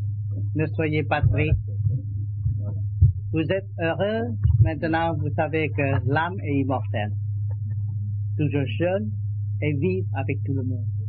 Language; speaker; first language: French; non-native, learner; Vietnamese